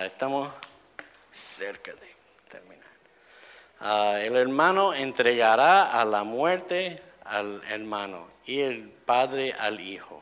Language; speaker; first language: Spanish; non-native, fluent; English